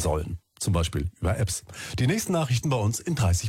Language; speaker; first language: German; native; German